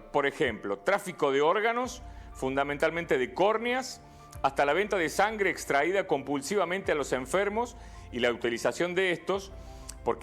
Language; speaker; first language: Spanish; native; Spanish